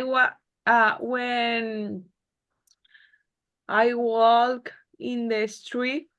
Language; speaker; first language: English; non-native, learner; Spanish